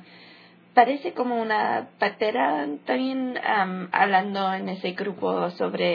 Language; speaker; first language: Spanish; early bilingual, heritage; English